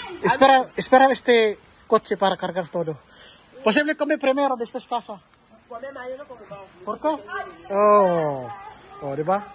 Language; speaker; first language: Spanish; non-native, learner; Filipino